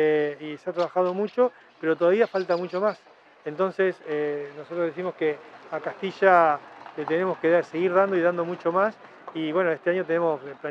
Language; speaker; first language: Spanish; native; Spanish